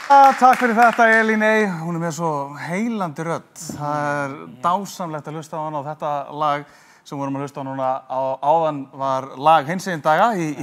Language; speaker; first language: Icelandic; native; Icelandic